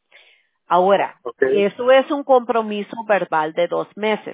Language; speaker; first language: Spanish; early bilingual, heritage; Spanish